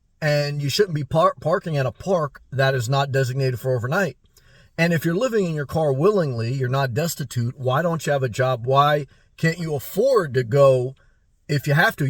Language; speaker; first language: English; native; English